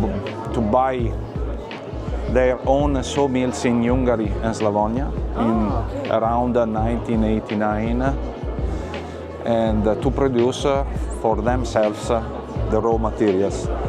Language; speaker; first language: English; non-native, learner; Italian